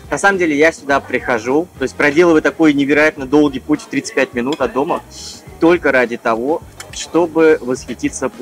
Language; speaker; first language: Russian; native; Russian